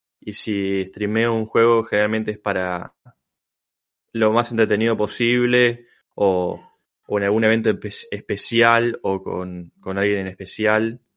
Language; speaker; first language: Spanish; native; Spanish